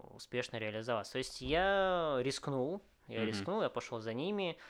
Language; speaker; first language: Russian; early bilingual, other home language; Vietnamese